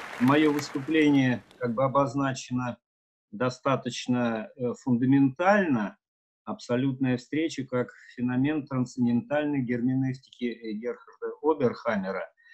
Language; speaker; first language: Russian; native; Russian